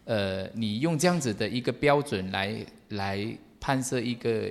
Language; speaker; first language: Chinese; native; Chinese